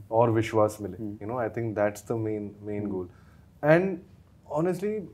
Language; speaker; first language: Hindi; native; Hindi